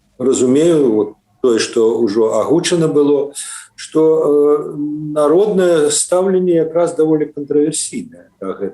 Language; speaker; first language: Belarusian; non-native, local second language; Russian